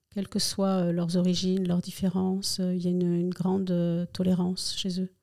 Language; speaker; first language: French; early bilingual, other home language; Spanish